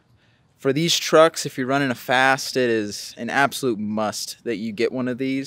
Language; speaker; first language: English; native; English